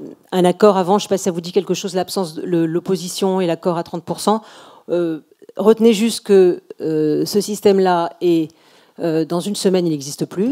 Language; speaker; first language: French; native; French